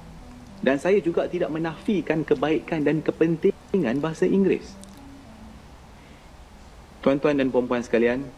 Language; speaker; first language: Malay; native; Malay